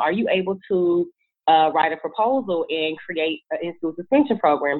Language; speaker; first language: English; native; English